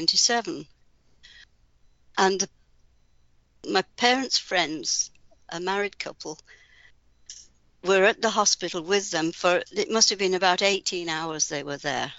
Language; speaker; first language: English; native; English